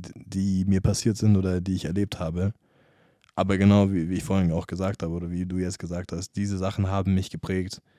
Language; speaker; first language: German; non-native, fluent; English